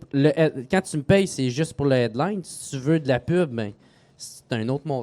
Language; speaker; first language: French; native; French